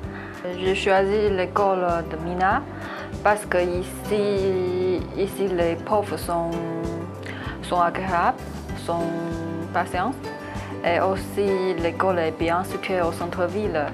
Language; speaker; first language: French; non-native, learner; Chinese